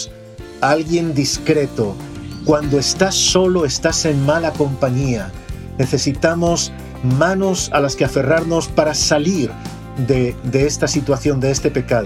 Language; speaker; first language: Spanish; native; Spanish